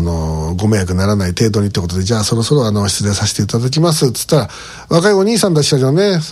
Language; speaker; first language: Japanese; native; Japanese